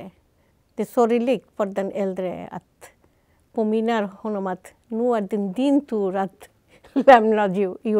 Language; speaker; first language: Swedish; non-native, fluent; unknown